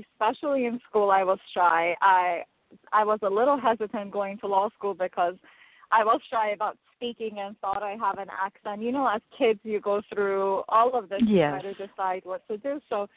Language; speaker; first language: English; non-native, fluent; Persian